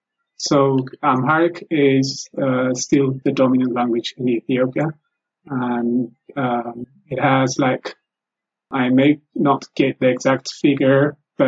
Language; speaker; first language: English; non-native, fluent; Amharic